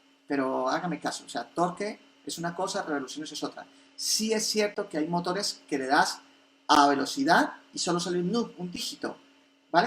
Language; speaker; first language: Spanish; native; Spanish